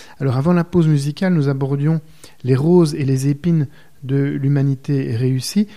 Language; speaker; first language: French; native; French